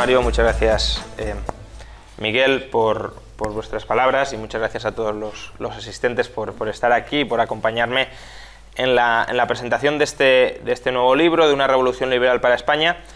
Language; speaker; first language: Spanish; native; Spanish